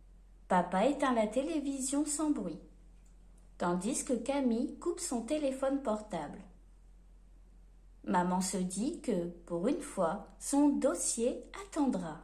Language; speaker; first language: French; native; French